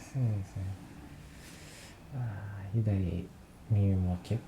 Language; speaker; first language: Japanese; non-native, learner; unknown